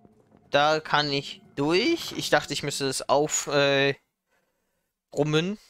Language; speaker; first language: German; native; German